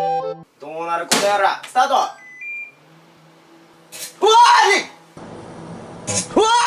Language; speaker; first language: Japanese; native; Japanese